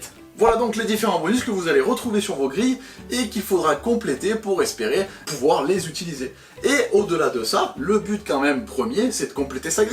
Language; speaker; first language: French; native; French